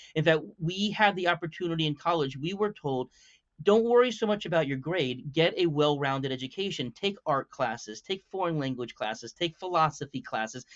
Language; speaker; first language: English; native; English